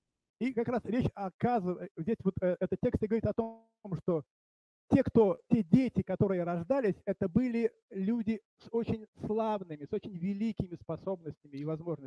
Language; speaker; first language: Czech; non-native, learner; Russian